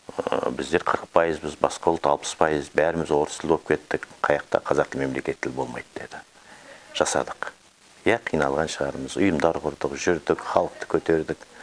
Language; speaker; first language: Kazakh; native; Kazakh